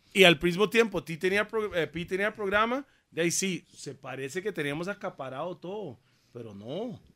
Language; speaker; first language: Spanish; early bilingual, other home language; English